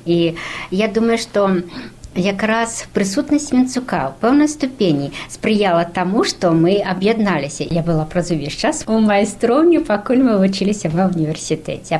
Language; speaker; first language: Belarusian; native; Belarusian